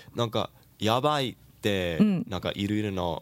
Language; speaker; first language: Japanese; non-native, learner; English